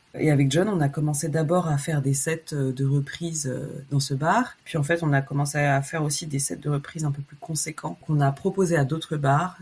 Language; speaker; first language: French; early bilingual, other home language; Chinese